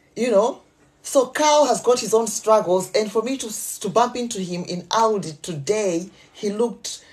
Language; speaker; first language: English; non-native, local second language; Nyanja